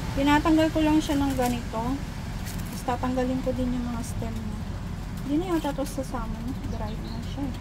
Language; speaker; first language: Filipino; non-native, local second language; Hiligaynon